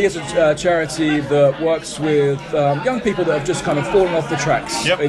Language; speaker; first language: English; native; English